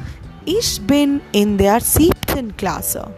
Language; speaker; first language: German; non-native, fluent; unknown